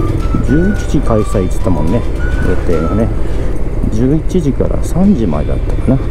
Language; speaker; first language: Japanese; native; Japanese